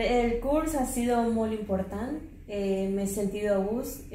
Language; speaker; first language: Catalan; non-native, learner; Spanish